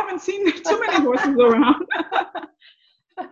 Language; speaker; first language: English; non-native, fluent; Haitian Creole